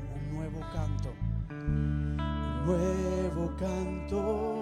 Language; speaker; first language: Spanish; native; Spanish